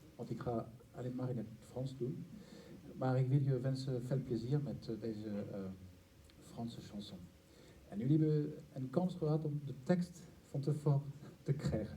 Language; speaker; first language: Dutch; non-native, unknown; French